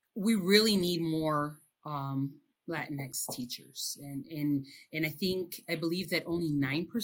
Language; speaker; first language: English; early bilingual, other home language; Spanish